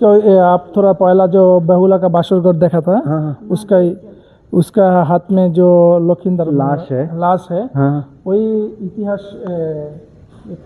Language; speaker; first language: Hindi; non-native, learner; Bangla